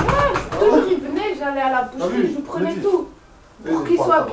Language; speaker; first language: French; native; French